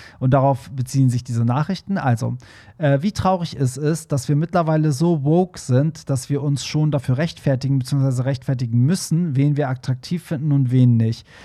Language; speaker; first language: German; native; German